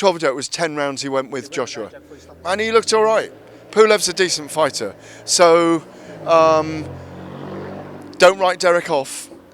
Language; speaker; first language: English; native; English